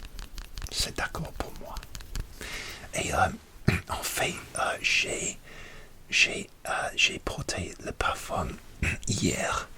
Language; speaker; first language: French; non-native, learner; English